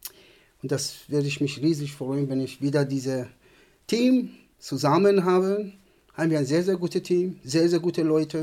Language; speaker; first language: German; non-native, fluent; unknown